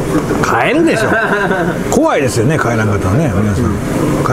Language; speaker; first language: Japanese; native; Japanese